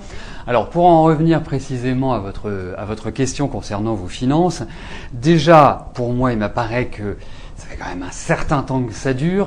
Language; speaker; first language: French; native; French